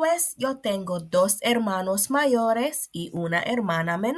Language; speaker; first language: Spanish; non-native, fluent; English